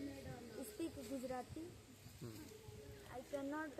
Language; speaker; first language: English; non-native, learner; Hindi